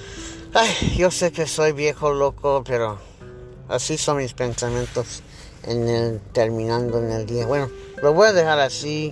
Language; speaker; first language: Spanish; early bilingual, heritage; English